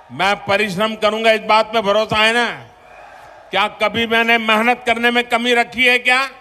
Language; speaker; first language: Hindi; non-native, local second language; Gujarati